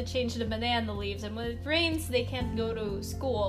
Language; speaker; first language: English; non-native, local second language; Filipino